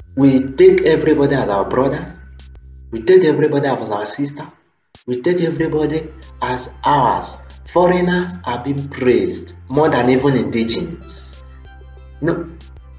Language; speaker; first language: English; non-native, local second language; Igbo